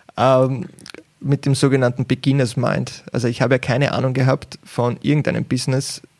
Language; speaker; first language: German; native; German